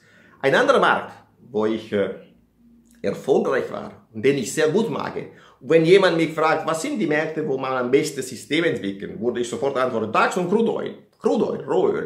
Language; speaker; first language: German; non-native, fluent; Italian